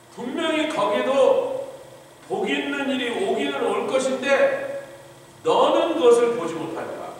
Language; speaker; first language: Korean; native; Korean